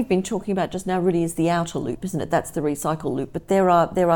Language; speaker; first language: English; native; English